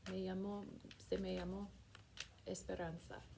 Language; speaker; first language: Spanish; non-native, fluent; English